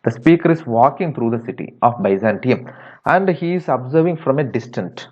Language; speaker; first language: English; non-native, local second language; Tamil